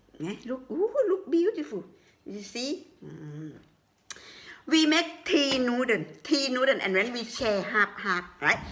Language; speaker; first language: English; non-native, learner; Thai